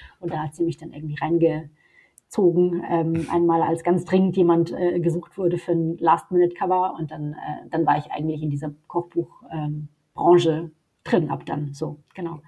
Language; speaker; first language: German; native; German